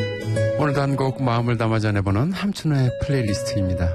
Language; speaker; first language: Korean; native; Korean